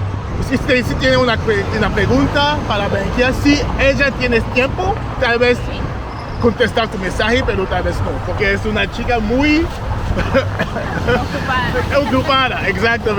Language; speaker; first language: Spanish; non-native, learner; English